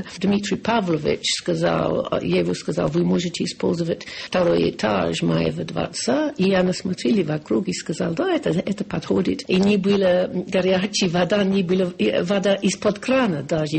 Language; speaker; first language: Russian; non-native, learner; English